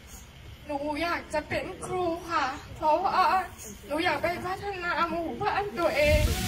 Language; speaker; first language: Thai; non-native, local second language; Hmong